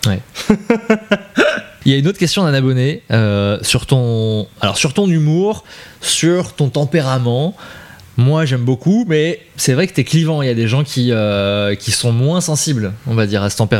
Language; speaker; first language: French; native; French